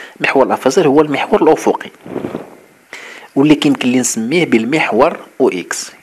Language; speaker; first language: Arabic; native; Arabic